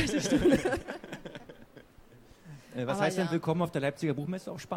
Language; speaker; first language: German; native; German